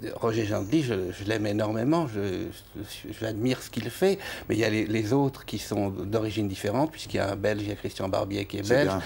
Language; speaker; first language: French; native; French